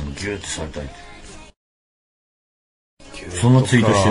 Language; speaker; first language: Japanese; native; Japanese